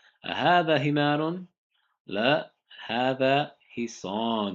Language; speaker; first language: Arabic; non-native, fluent; English